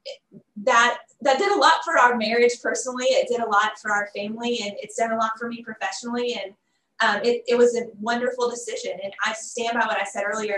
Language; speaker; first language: English; native; English